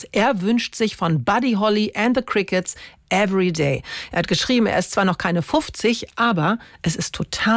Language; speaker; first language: German; native; German